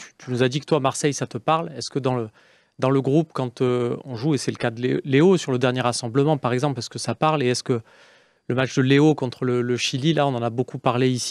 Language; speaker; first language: French; native; French